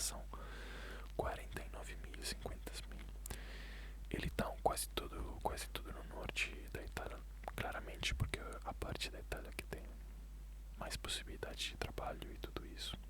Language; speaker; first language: Portuguese; non-native, fluent; Italian